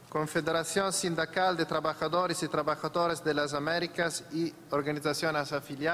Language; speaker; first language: Spanish; non-native, fluent; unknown